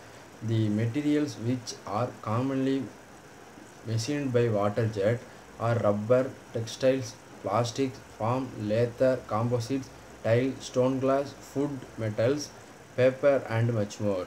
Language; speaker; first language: English; non-native, local second language; Tamil